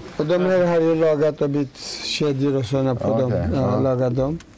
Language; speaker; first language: Swedish; non-native, learner; Turoyo